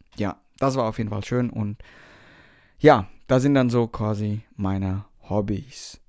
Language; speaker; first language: German; non-native, fluent; Indonesian